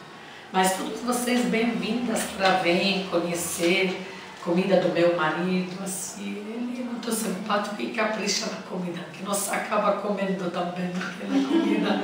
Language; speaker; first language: Portuguese; non-native, learner; Arabic